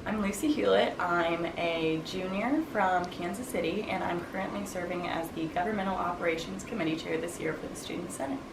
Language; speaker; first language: English; native; English